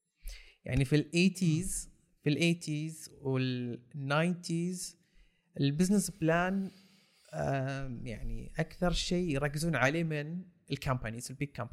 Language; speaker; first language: Arabic; native; Arabic